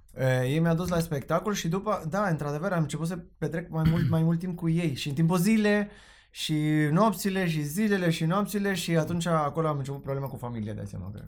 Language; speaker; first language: Romanian; non-native, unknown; Spanish